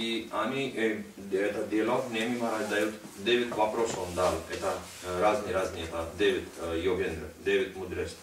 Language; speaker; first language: Russian; non-native, learner; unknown